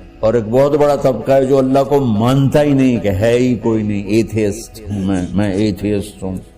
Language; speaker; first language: Urdu; non-native, local second language; Punjabi